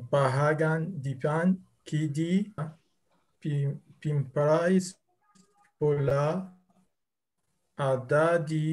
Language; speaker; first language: Indonesian; non-native, learner; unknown